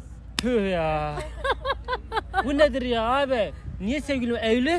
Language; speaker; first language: Turkish; native; Turkish